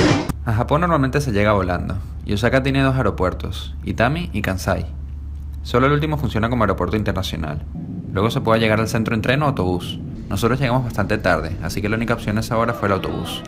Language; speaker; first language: Spanish; native; Spanish